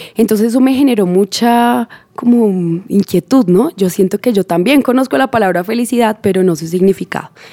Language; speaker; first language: Spanish; native; Spanish